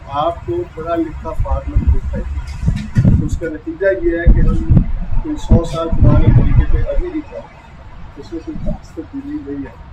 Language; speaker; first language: Urdu; native; Urdu